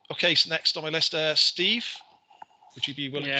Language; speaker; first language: English; native; English